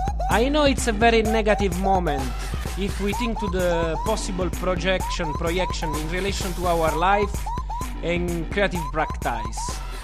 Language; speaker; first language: English; non-native, fluent; Italian